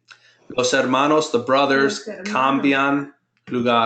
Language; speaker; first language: Spanish; non-native, fluent; English